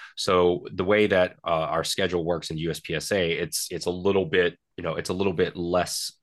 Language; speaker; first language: English; native; English